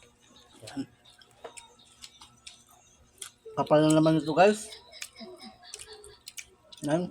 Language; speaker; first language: Filipino; native; Filipino